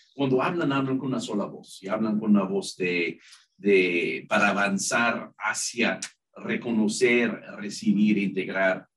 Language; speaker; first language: Spanish; non-native, fluent; English